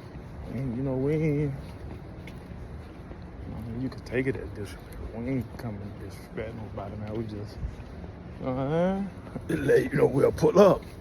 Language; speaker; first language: English; native; English